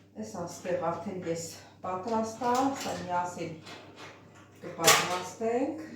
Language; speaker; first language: Armenian; native; Armenian